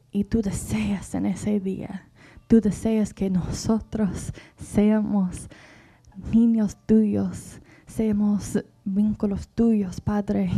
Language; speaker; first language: Spanish; non-native, fluent; English